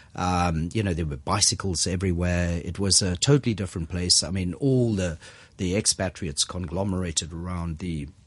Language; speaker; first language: English; native; English